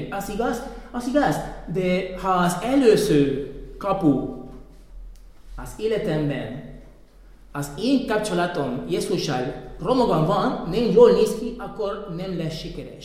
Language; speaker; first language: Hungarian; non-native, fluent; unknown